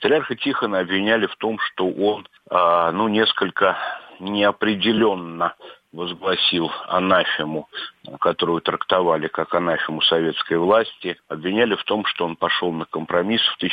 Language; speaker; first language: Russian; native; Russian